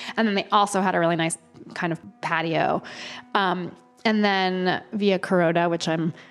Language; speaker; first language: English; native; English